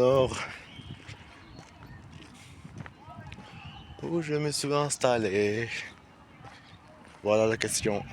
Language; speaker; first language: French; non-native, learner; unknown